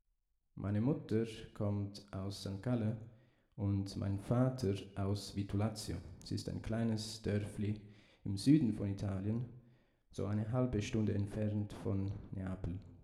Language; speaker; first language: German; early bilingual, heritage; Italian